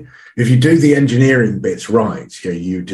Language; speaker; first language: English; native; English